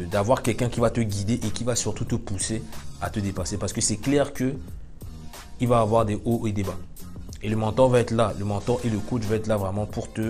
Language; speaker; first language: French; native; French